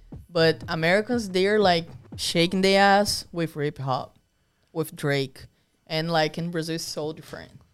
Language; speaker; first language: English; non-native, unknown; Portuguese